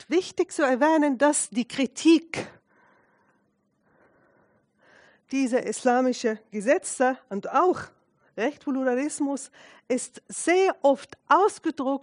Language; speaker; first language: German; non-native, fluent; Arabic